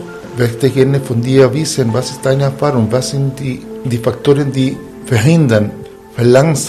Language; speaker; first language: German; non-native, fluent; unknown